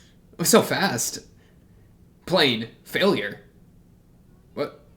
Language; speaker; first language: English; native; English